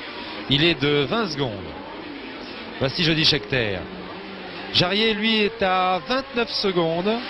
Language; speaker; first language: French; native; French